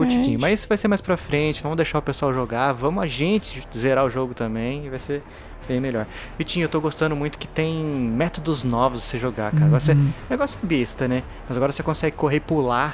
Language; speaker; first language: Portuguese; native; Portuguese